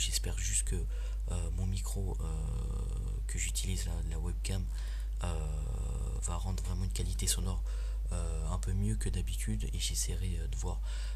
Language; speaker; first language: French; native; French